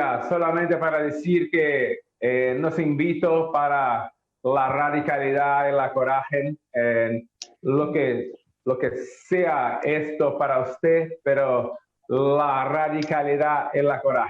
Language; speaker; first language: Spanish; non-native, learner; Portuguese